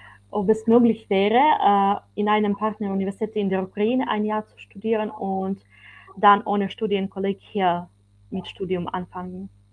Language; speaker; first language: German; non-native, fluent; Ukrainian